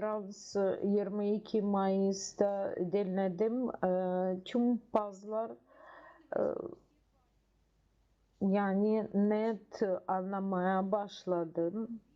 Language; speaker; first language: Turkish; non-native, learner; Russian